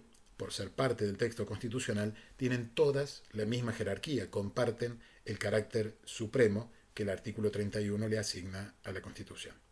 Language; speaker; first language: Spanish; native; Spanish